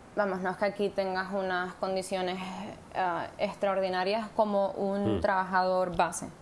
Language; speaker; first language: Spanish; native; Spanish